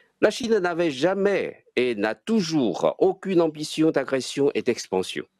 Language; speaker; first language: French; non-native, fluent; Chinese